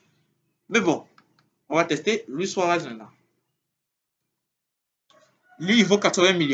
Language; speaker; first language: French; native; French